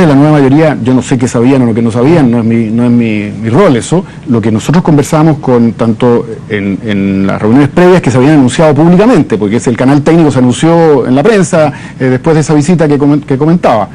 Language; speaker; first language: Spanish; native; Spanish